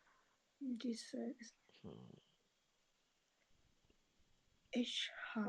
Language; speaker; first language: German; non-native, learner; Urdu